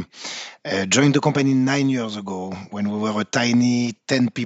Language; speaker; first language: English; non-native, fluent; French